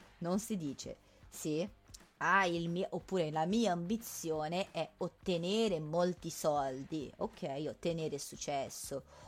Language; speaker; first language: Italian; non-native, fluent; Portuguese